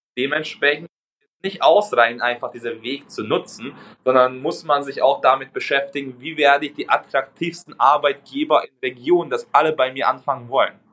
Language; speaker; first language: German; non-native, fluent; Hungarian